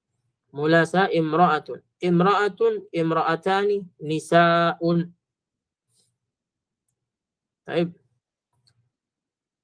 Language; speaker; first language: Arabic; non-native, fluent; Filipino